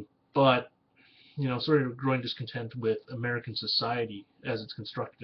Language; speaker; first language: English; native; English